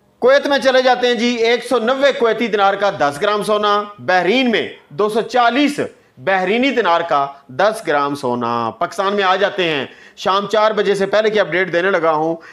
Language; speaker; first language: Urdu; non-native, local second language; Punjabi